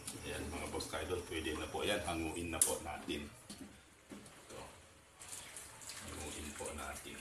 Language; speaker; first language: Filipino; native; Filipino